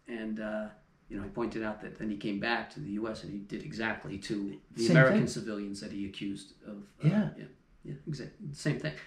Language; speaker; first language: English; native; English